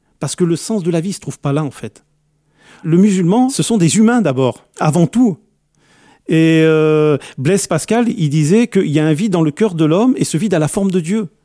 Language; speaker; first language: French; early bilingual, other home language; Arabic